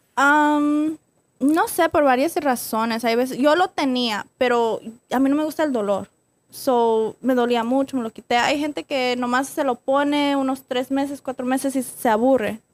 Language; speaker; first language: Spanish; early bilingual, other home language; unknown